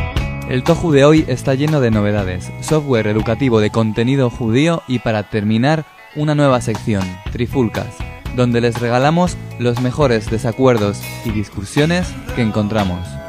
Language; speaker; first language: Spanish; native; Spanish